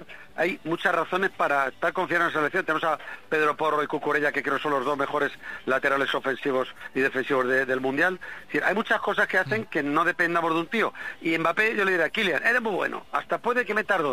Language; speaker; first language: Spanish; native; Spanish